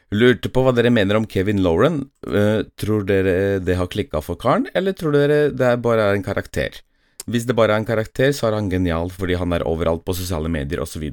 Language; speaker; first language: Norwegian; early bilingual, other home language; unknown